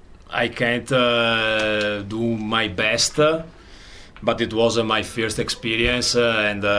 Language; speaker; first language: English; non-native, learner; Italian